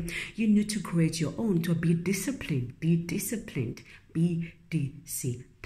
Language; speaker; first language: English; non-native, local second language; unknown